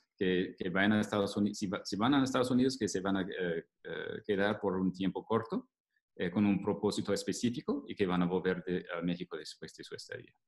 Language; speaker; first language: Spanish; non-native, fluent; English